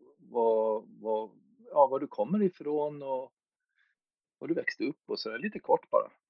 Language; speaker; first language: Swedish; native; Swedish